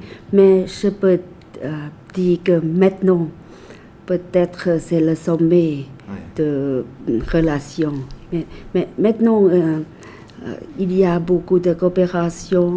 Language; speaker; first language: French; non-native, fluent; Thai